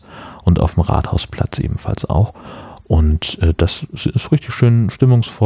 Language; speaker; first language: German; native; German